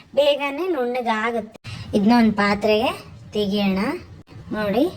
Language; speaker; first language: Kannada; non-native, local second language; Tulu